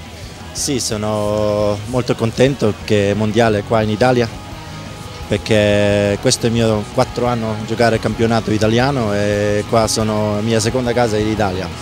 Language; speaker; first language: Italian; non-native, learner; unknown